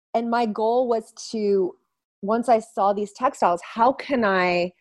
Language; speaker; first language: English; early bilingual, other home language; Turkish